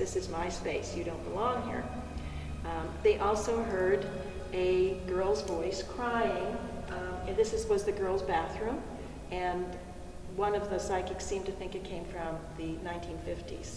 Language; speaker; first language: English; native; English